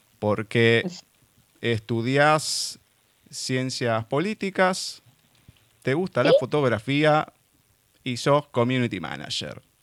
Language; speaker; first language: Spanish; native; Spanish